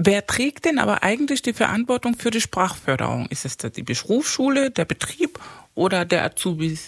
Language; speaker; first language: German; non-native, fluent; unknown